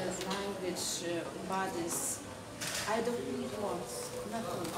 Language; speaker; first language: English; non-native, learner; Lithuanian